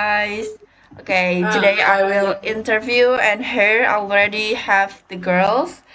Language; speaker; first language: English; non-native, learner; Indonesian